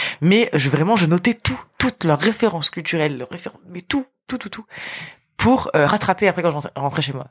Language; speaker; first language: French; early bilingual, other home language; Arabic